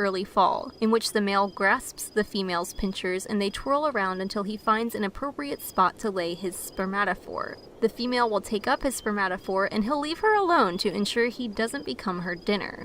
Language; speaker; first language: English; native; English